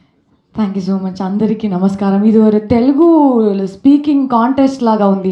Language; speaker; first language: Telugu; non-native, learner; Kannada